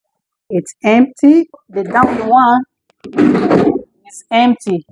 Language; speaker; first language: English; non-native, fluent; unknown